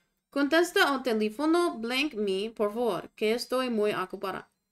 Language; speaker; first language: Spanish; non-native, learner; English